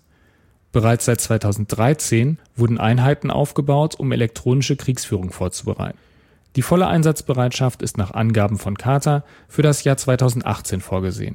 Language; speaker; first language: German; native; German